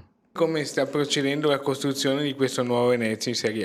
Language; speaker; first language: Italian; native; Italian